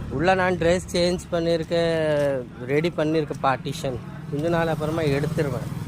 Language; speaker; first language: Tamil; native; Tamil